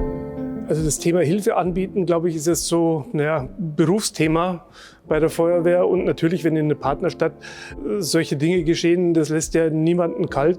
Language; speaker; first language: German; native; German